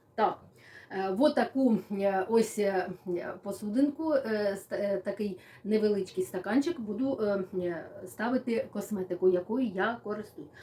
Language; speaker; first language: Ukrainian; native; Ukrainian